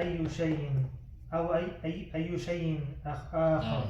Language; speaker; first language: Arabic; non-native, learner; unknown